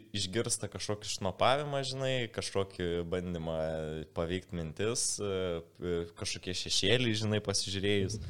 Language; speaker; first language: Lithuanian; native; Lithuanian